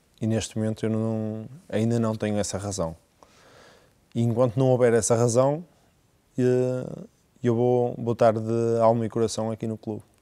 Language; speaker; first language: Portuguese; native; Portuguese